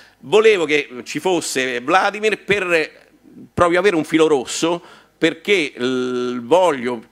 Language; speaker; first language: Italian; native; Italian